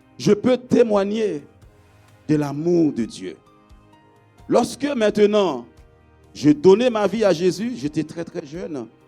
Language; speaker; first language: French; non-native, local second language; Haitian Creole